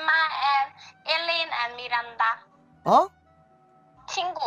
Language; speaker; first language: Korean; non-native, learner; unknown